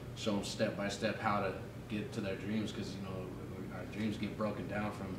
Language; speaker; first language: English; native; English